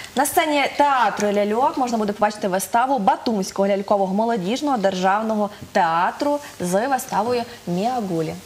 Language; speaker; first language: Ukrainian; native; Ukrainian